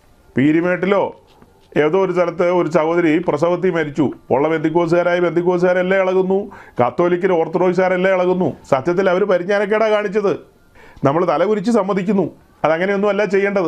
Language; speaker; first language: Malayalam; native; Malayalam